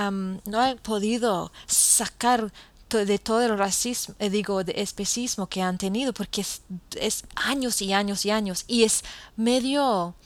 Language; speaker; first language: Spanish; non-native, fluent; English